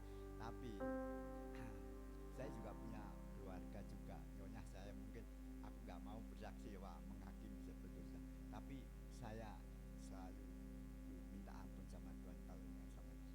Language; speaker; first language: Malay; non-native, local second language; Javanese